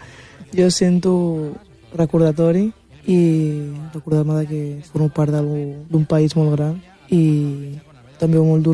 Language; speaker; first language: Catalan; early bilingual, other home language; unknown